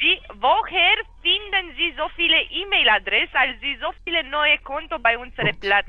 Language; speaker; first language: German; non-native, learner; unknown